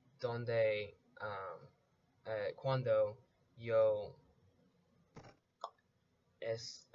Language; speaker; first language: Spanish; non-native, learner; English